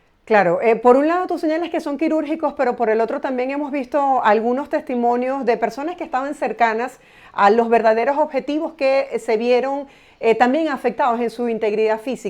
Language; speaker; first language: Spanish; native; Spanish